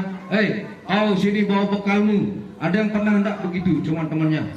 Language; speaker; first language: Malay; non-native, local second language; Balinese